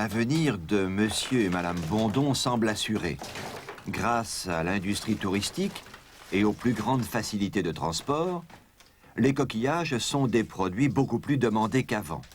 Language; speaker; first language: French; native; French